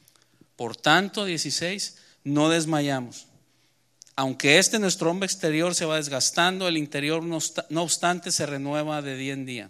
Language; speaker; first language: Spanish; native; Spanish